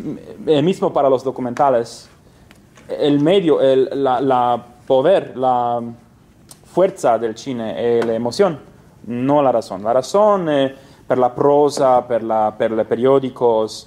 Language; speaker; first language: Spanish; non-native, fluent; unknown